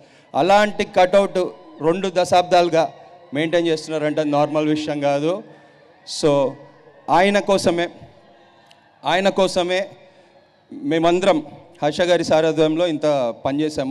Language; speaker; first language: Telugu; native; Telugu